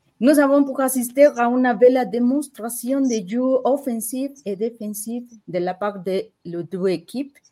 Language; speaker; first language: French; non-native, learner; Spanish